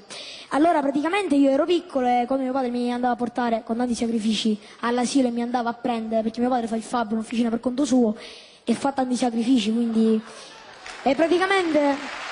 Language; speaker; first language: Italian; native; Italian